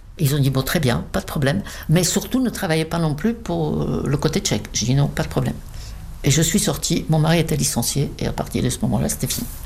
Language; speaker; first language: French; non-native, fluent; Czech